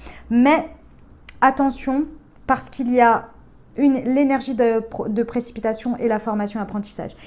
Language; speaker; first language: French; native; French